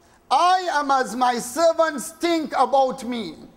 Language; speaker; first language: English; native; English